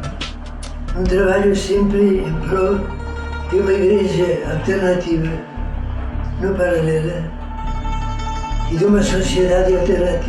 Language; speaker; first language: Portuguese; native; Portuguese